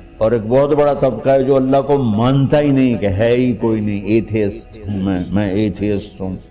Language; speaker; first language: Urdu; non-native, local second language; Punjabi